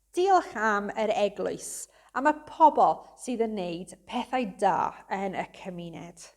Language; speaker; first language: Welsh; non-native, local second language; English